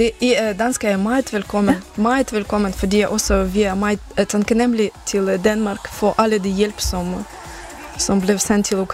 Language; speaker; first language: Danish; non-native, learner; Ukrainian